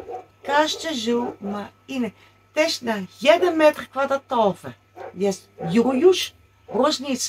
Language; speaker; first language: Polish; non-native, learner; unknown